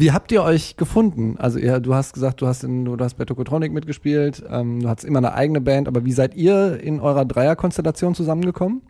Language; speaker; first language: German; native; German